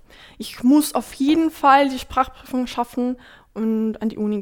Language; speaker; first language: German; non-native, fluent; Ukrainian